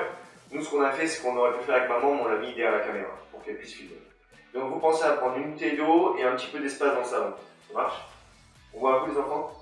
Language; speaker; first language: French; native; French